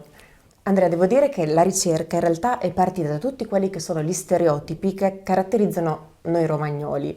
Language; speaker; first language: Italian; native; Italian